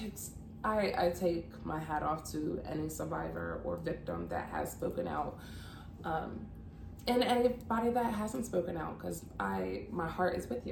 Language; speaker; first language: English; native; English